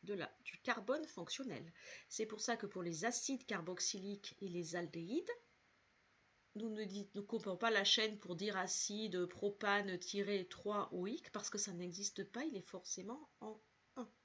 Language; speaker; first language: French; native; French